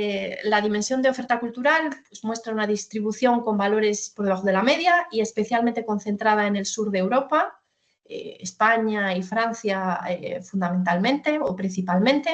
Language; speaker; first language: Spanish; native; Spanish